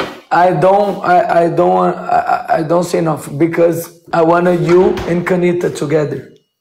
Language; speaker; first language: English; non-native, learner; Portuguese